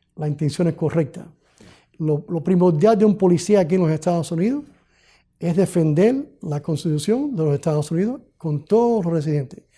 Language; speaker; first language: Spanish; early bilingual, heritage; Spanish